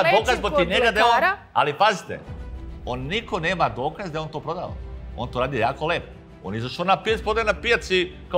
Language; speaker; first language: Serbian; native; Serbian